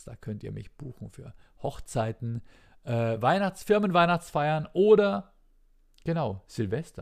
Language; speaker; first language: German; native; German